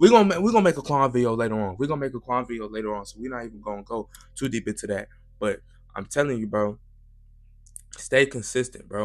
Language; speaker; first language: English; native; English